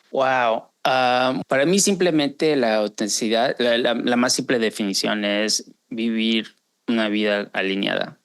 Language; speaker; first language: Spanish; early bilingual, heritage; Spanish